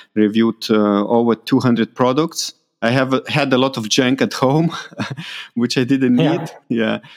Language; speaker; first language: English; non-native, fluent; Lithuanian